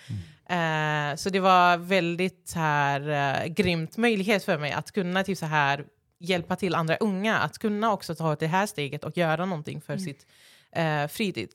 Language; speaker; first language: Swedish; early bilingual, other home language; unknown